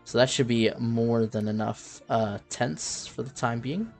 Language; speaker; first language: English; native; English